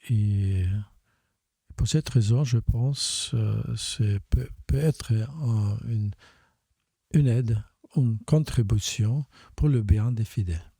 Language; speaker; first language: French; non-native, fluent; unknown